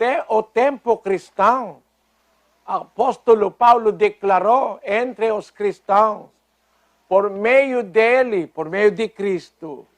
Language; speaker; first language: Portuguese; non-native, fluent; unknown